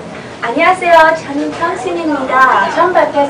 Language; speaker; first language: Korean; non-native, learner; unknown